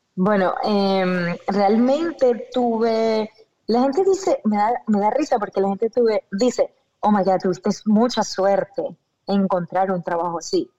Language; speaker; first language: Spanish; native; Spanish